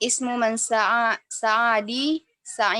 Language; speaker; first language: Arabic; non-native, learner; Indonesian